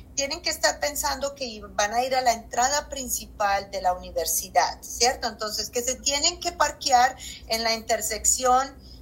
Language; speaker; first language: Spanish; native; Spanish